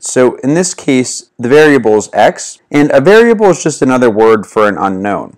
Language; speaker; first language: English; native; English